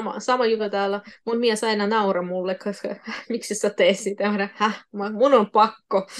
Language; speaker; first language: Finnish; non-native, fluent; Russian